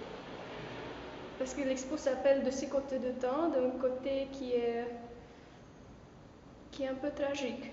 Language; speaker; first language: French; non-native, fluent; Romanian